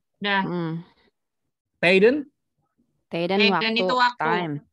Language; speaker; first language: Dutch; non-native, learner; Indonesian